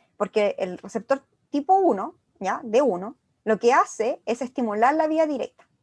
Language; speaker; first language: Spanish; native; Spanish